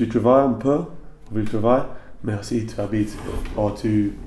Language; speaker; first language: French; non-native, learner; English